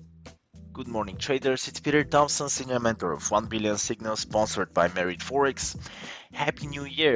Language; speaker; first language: English; non-native, fluent; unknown